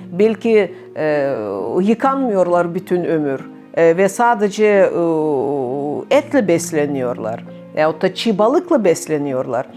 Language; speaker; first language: Turkish; non-native, fluent; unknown